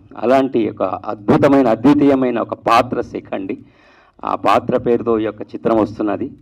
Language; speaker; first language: Telugu; native; Telugu